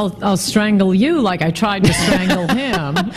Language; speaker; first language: English; native; English